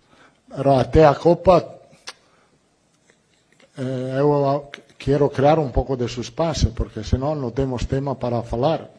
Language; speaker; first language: Portuguese; non-native, learner; Italian